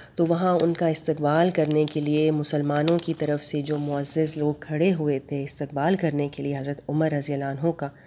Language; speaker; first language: Urdu; native; Urdu